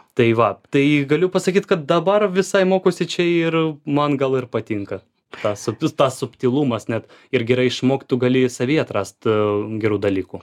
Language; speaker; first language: Lithuanian; non-native, fluent; Ukrainian